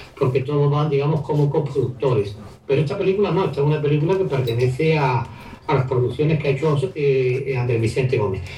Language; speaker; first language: Spanish; native; Spanish